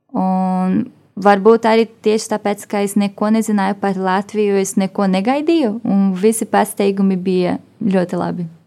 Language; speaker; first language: Latvian; non-native, fluent; Portuguese